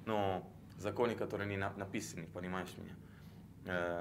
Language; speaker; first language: Russian; non-native, learner; Italian